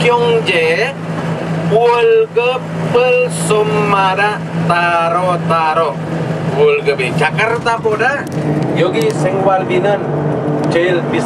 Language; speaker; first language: Korean; non-native, learner; Indonesian